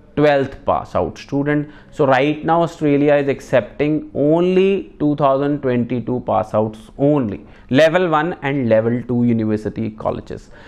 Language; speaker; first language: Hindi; non-native, local second language; Punjabi